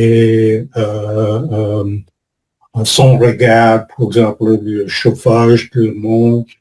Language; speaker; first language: French; non-native, learner; English